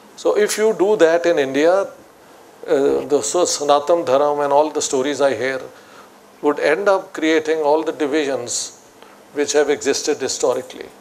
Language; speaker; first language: English; non-native, local second language; Punjabi